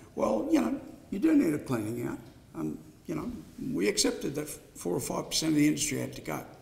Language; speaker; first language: English; native; English